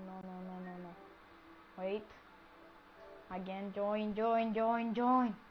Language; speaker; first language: English; non-native, learner; Greek